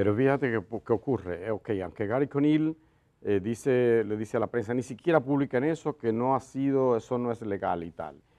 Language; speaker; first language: Spanish; native; Spanish